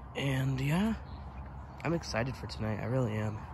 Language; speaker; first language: English; native; English